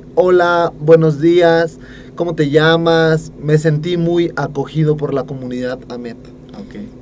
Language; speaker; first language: Spanish; native; Spanish